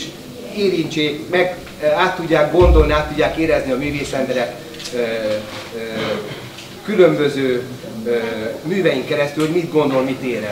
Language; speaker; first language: Hungarian; native; Hungarian